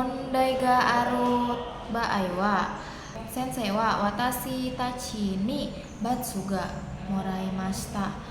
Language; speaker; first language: Japanese; non-native, learner; Indonesian